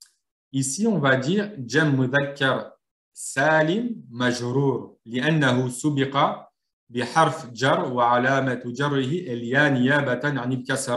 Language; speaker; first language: Arabic; non-native, fluent; French